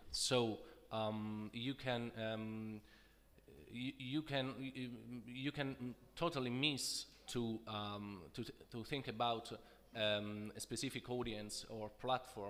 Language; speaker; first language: English; non-native, fluent; Italian